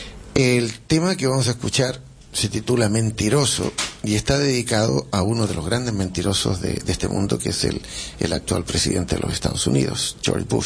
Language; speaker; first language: Spanish; native; Spanish